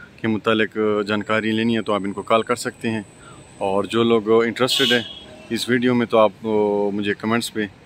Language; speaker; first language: Urdu; non-native, local second language; Pashto